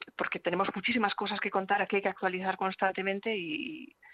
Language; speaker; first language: Spanish; native; Spanish